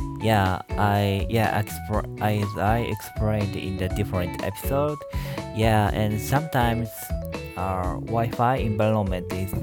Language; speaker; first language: English; non-native, learner; Japanese